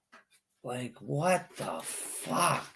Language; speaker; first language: English; native; English